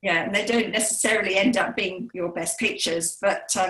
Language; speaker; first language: English; native; English